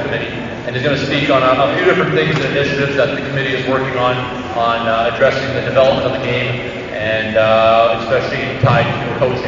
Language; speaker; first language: English; native; English